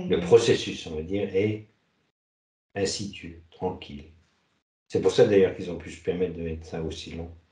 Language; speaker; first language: French; native; French